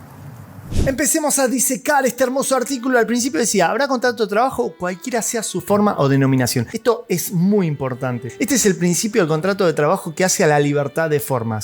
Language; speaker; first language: Spanish; native; Spanish